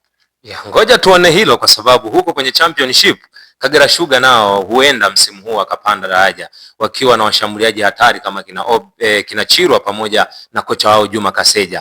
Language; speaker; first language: Swahili; native; Swahili